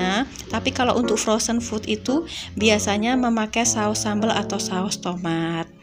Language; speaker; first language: Indonesian; native; Indonesian